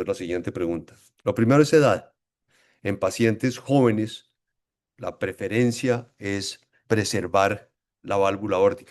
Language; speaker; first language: Spanish; native; Spanish